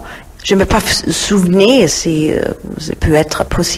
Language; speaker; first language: French; non-native, fluent; German